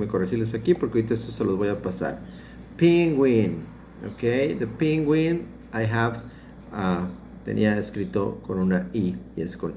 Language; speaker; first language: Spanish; native; Spanish